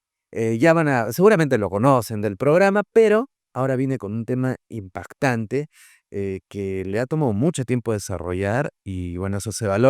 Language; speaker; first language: Spanish; native; Spanish